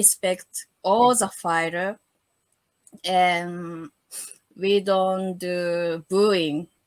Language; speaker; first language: English; non-native, learner; Japanese